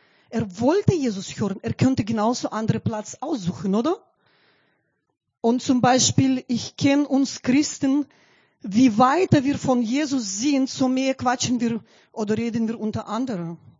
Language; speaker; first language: German; non-native, fluent; Russian